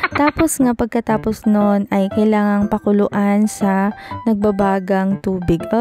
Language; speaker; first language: Filipino; non-native, local second language; Iloko